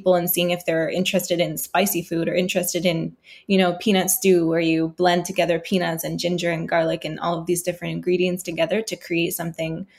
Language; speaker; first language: English; native; English